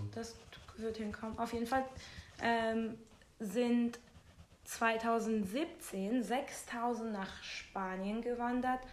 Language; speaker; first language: German; non-native, fluent; Persian